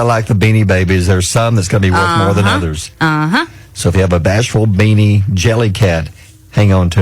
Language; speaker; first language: English; native; English